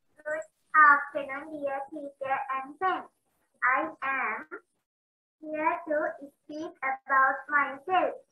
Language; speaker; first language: English; non-native, learner; Sinhala